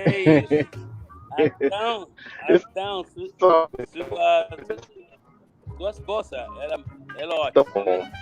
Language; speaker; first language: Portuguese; non-native, learner; English